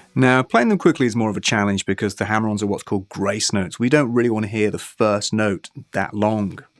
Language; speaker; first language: English; native; English